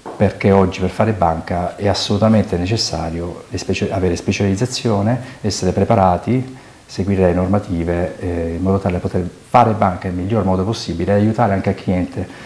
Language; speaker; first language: Italian; native; Italian